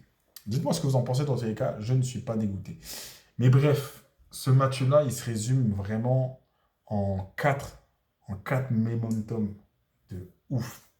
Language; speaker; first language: French; native; French